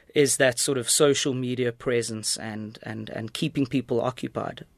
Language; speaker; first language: English; native; English